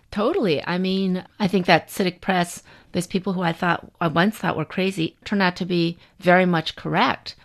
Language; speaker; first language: English; native; English